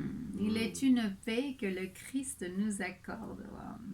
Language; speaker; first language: French; native; French